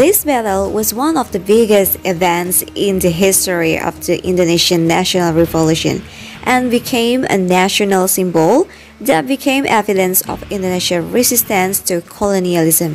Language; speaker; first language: English; non-native, fluent; Indonesian